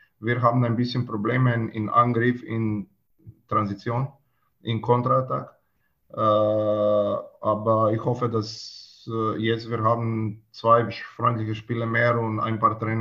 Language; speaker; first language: German; non-native, learner; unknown